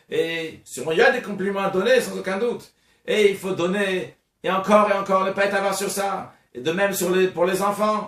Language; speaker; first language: French; native; French